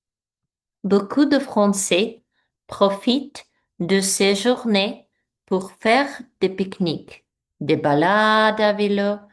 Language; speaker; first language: French; non-native, learner; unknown